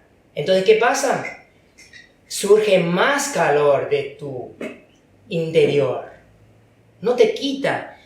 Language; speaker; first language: Spanish; non-native, fluent; Chinese